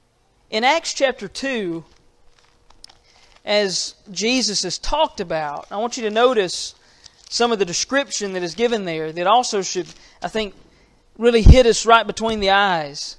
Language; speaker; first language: English; native; English